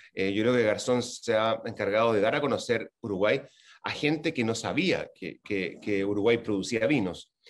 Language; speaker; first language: Spanish; native; Spanish